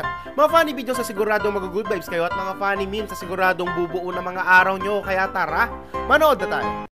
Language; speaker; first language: Filipino; native; Filipino